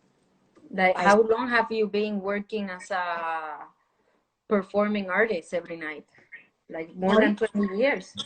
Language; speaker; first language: English; non-native, fluent; Spanish